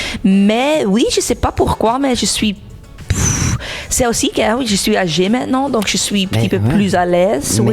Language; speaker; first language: French; non-native, local second language; Dutch